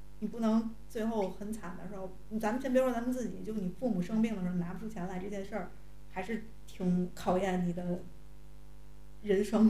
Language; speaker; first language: Chinese; native; Chinese